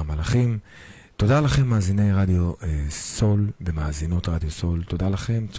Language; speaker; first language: Hebrew; native; Hebrew